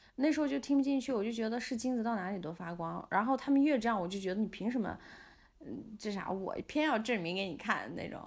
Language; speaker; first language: Chinese; non-native, local second language; Uyghur